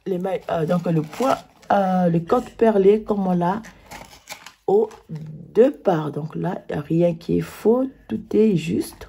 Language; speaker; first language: French; native; French